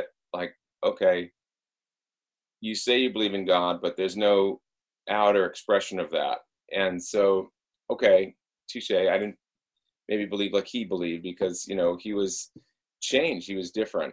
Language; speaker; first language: English; native; English